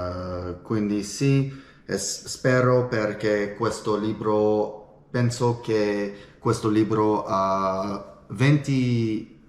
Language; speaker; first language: Italian; non-native, learner; English